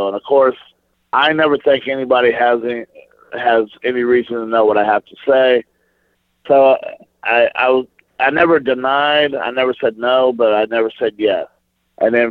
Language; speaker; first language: English; native; English